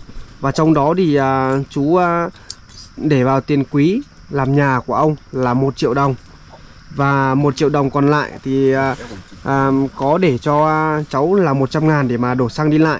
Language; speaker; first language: Vietnamese; native; Vietnamese